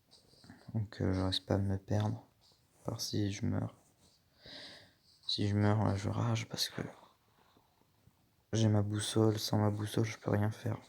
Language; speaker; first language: French; native; French